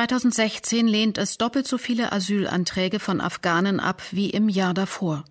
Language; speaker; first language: German; native; German